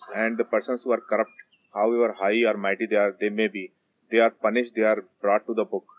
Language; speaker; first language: English; non-native, local second language; Hindi